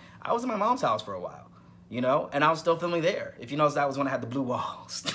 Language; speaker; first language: English; native; English